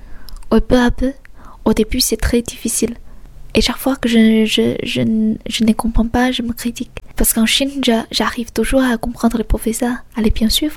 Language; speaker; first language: French; non-native, fluent; Chinese